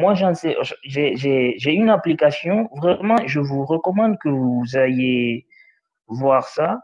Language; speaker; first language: French; non-native, learner; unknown